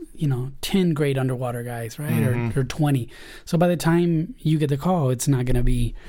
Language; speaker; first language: English; early bilingual, other home language; Spanish